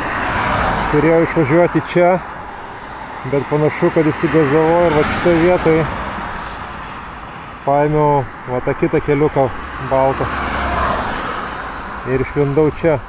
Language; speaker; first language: Lithuanian; native; Lithuanian